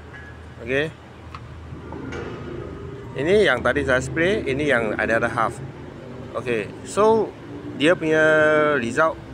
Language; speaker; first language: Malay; non-native, local second language; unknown